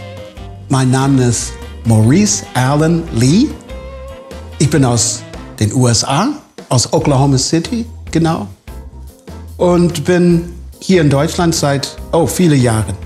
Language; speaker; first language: German; non-native, fluent; English